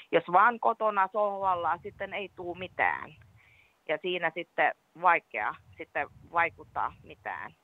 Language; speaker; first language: Finnish; non-native, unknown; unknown